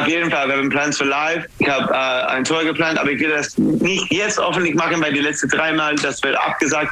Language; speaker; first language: German; non-native, learner; English